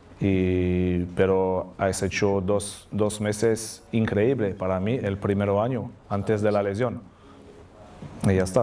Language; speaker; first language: Spanish; non-native, learner; French